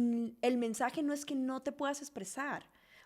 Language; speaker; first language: Spanish; native; Spanish